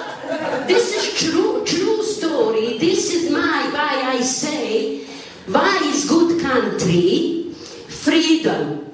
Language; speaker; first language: English; non-native, learner; Bosnian